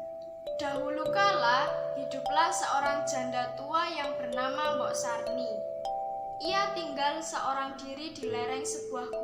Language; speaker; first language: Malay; non-native, local second language; Javanese